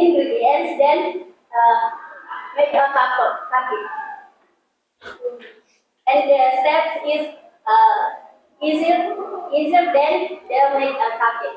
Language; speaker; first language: English; non-native, learner; Indonesian